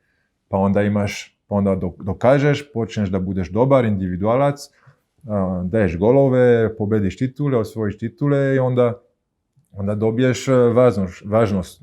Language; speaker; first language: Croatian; early bilingual, heritage; Croatian